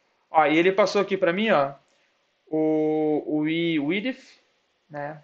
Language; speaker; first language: Portuguese; native; Portuguese